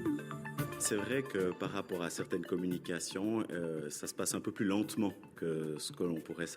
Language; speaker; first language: French; native; French